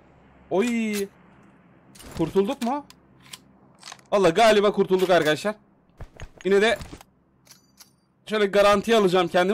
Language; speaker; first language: Turkish; native; Turkish